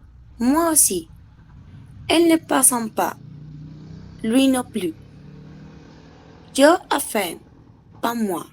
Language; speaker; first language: French; non-native, learner; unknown